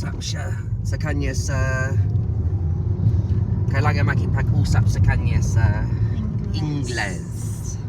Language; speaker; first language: Filipino; non-native, learner; English